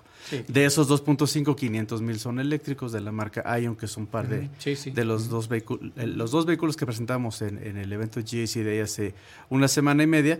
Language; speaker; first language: Spanish; native; Spanish